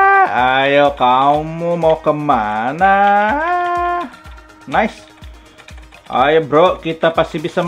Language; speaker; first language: Indonesian; native; Indonesian